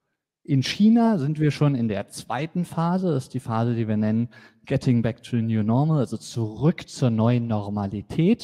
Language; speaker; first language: German; native; German